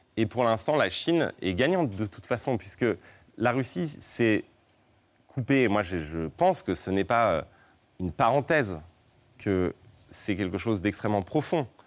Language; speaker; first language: French; native; French